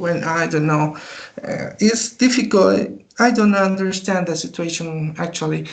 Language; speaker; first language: English; non-native, learner; Spanish